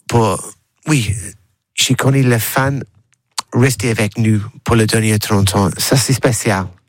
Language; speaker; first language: French; non-native, learner; English